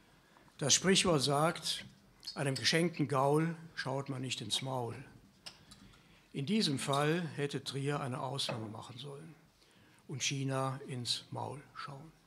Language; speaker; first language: German; native; German